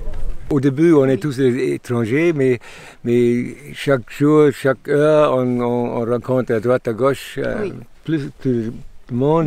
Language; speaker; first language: French; non-native, fluent; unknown